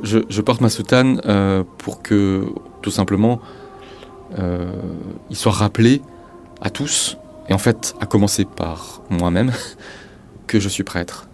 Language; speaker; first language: French; native; French